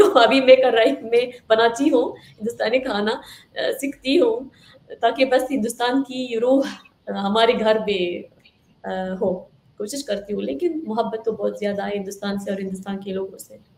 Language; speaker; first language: Hindi; non-native, fluent; Arabic